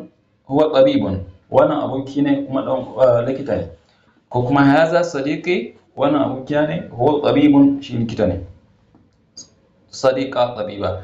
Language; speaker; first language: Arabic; non-native, fluent; Hausa